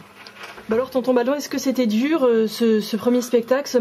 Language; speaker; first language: French; native; French